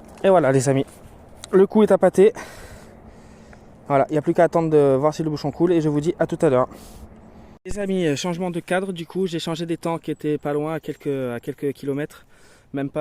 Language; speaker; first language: French; native; French